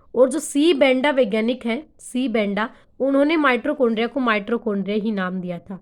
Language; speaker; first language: Hindi; native; Hindi